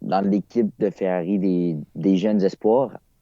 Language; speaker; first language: French; native; French